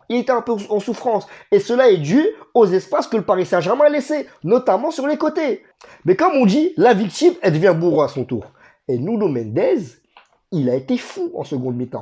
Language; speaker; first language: French; native; French